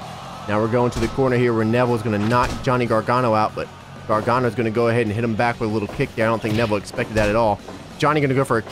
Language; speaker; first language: English; native; English